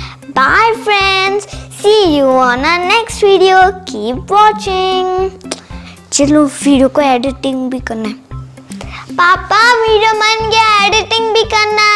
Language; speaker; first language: Hindi; native; Hindi